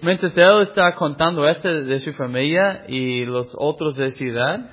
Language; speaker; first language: Spanish; non-native, fluent; English